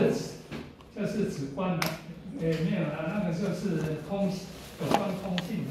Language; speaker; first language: Chinese; native; Chinese